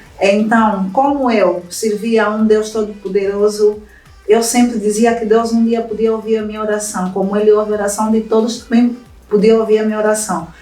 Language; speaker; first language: Portuguese; native; Portuguese